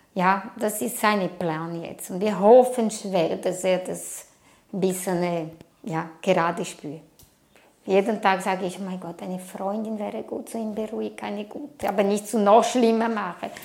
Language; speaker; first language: German; non-native, fluent; Portuguese